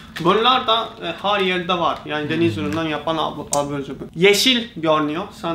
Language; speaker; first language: Turkish; non-native, learner; Japanese